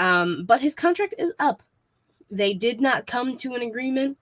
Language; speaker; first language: English; native; English